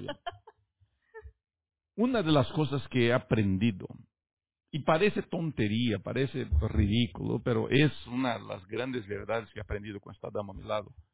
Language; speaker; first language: Spanish; native; Spanish